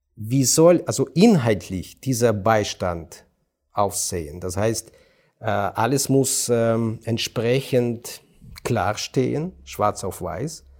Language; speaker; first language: German; non-native, fluent; Ukrainian